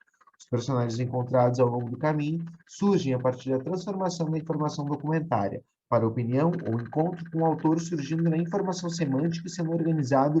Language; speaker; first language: Portuguese; native; Portuguese